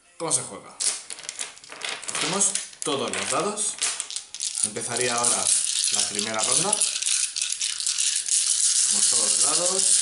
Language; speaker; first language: Spanish; native; Spanish